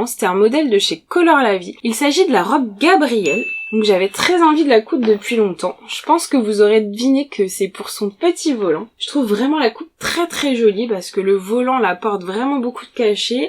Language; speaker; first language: French; native; French